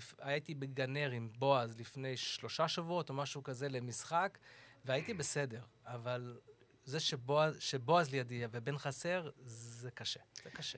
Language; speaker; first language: Hebrew; early bilingual, other home language; English